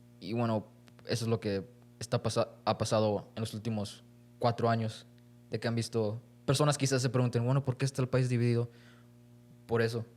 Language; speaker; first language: Spanish; early bilingual, heritage; Spanish